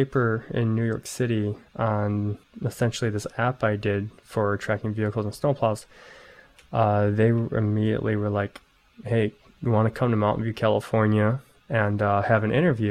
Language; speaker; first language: English; native; English